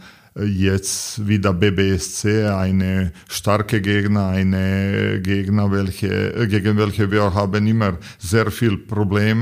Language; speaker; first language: German; non-native, learner; Serbian